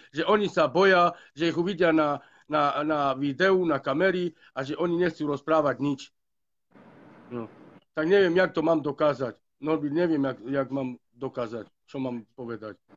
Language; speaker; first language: Slovak; non-native, local second language; Romany